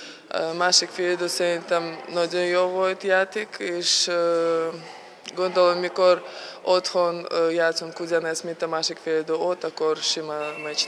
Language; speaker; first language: Hungarian; non-native, learner; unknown